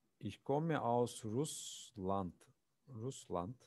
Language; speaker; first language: German; non-native, fluent; Turkish